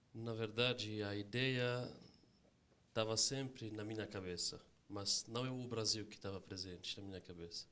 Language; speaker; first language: Portuguese; non-native, fluent; Arabic